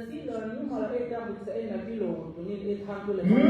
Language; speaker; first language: Finnish; non-native, fluent; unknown